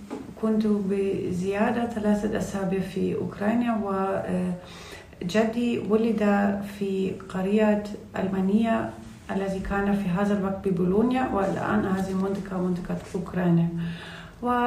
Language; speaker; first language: Arabic; non-native, learner; Russian